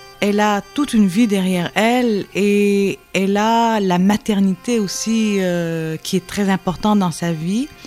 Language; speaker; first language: French; non-native, local second language; Arabic